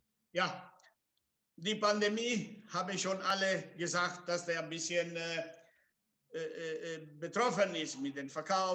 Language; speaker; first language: German; non-native, fluent; Italian